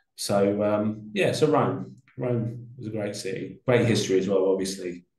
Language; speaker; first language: English; native; English